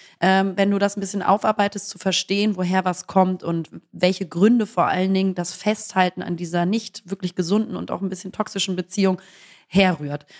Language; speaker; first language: German; native; German